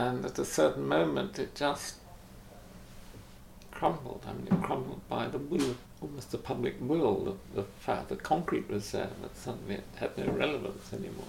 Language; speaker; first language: English; native; English